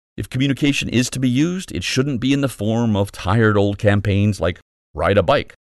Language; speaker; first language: English; native; English